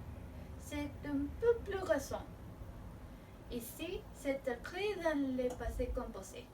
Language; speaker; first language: French; non-native, learner; Spanish